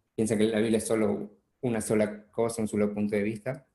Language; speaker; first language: Spanish; native; Spanish